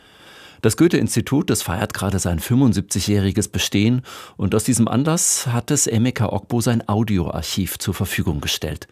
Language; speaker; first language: German; native; German